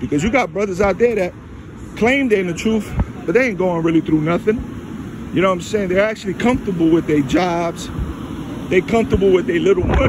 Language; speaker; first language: English; native; English